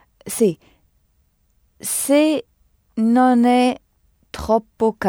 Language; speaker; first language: Italian; non-native, learner; French